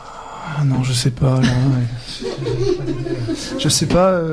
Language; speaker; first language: French; native; French